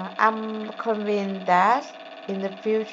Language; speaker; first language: English; non-native, learner; Vietnamese